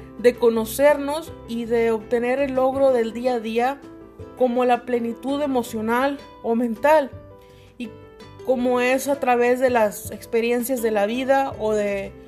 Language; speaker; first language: Spanish; native; Spanish